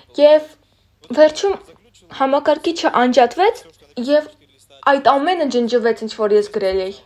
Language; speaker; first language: Armenian; non-native, local second language; Russian